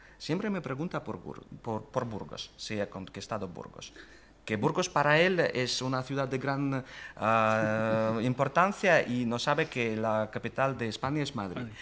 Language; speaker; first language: Spanish; non-native, fluent; Russian